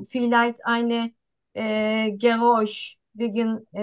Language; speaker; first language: German; non-native, learner; Turkish